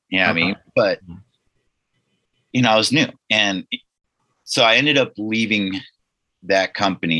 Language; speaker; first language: English; native; English